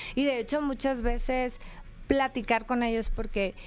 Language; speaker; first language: Spanish; native; Spanish